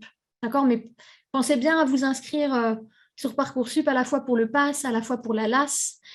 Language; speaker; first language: French; native; French